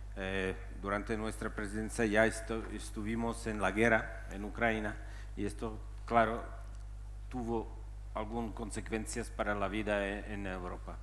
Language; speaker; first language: Spanish; non-native, fluent; Czech